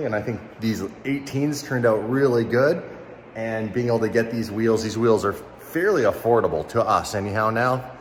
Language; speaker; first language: English; native; English